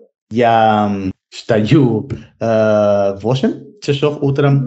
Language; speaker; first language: Russian; non-native, learner; Spanish